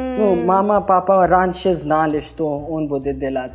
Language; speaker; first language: Russian; non-native, learner; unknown